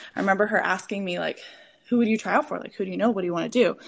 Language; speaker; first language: English; native; English